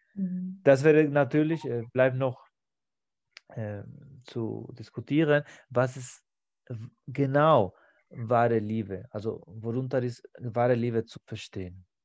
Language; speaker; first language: German; non-native, fluent; Spanish